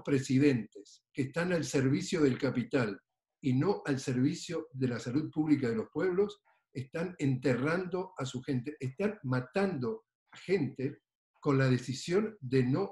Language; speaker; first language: Spanish; native; Spanish